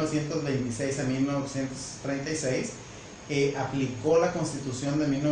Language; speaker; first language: Spanish; native; Spanish